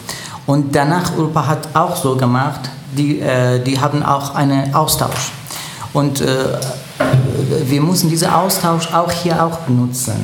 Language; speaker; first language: German; non-native, learner; Persian